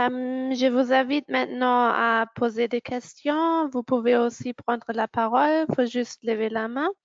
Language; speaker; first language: French; non-native, fluent; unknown